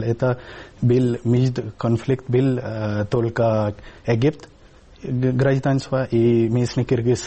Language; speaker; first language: Russian; non-native, learner; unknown